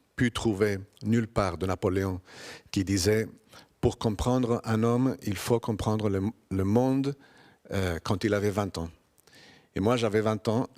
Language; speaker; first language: French; non-native, fluent; Spanish